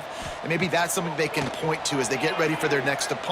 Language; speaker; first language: English; native; English